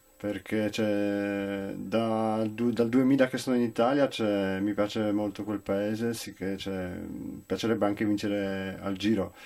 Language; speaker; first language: Italian; non-native, fluent; Polish